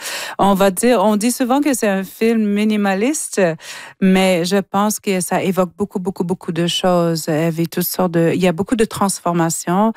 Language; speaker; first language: French; non-native, local second language; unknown